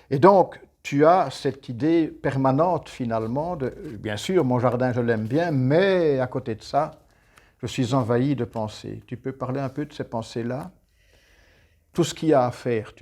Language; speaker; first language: French; native; French